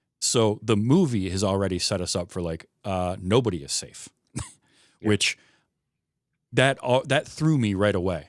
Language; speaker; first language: English; native; English